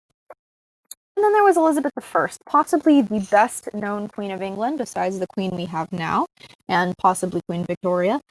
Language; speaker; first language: English; native; English